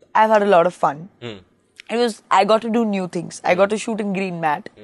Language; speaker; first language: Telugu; non-native, learner; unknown